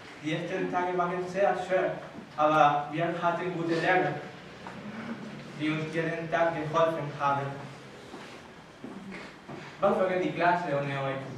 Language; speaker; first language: German; non-native, learner; Spanish